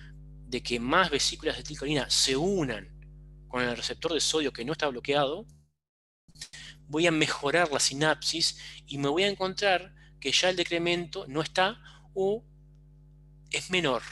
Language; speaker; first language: Spanish; native; Spanish